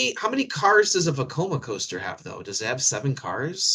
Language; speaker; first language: English; native; English